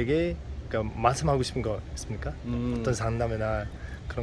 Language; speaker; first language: Korean; non-native, fluent; Mongolian